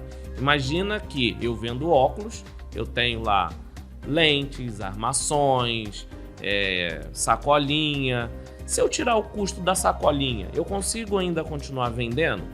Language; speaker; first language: Portuguese; native; Portuguese